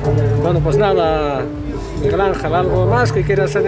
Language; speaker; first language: Spanish; native; Spanish